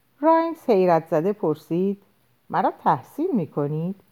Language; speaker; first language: Persian; native; Persian